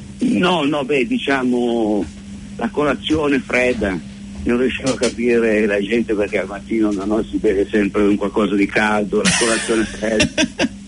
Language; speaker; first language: Italian; native; Italian